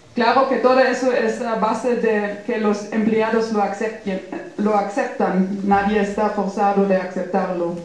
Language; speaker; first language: Spanish; non-native, fluent; German